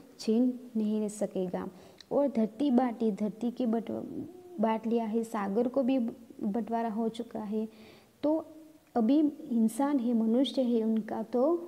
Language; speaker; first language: Hindi; non-native, local second language; Gamit